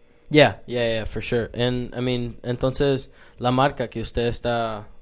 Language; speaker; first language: Spanish; early bilingual, heritage; Spanish